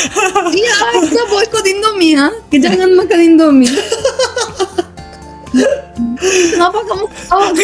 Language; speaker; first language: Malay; non-native, fluent; Turkish